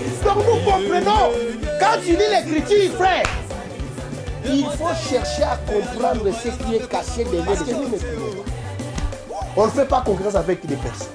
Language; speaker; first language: French; non-native, local second language; Lingala